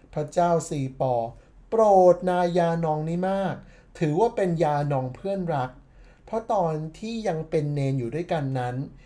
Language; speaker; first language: Thai; native; Thai